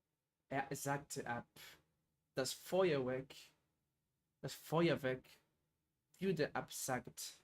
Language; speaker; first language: German; non-native, learner; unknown